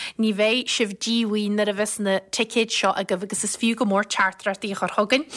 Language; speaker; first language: Irish; native; Irish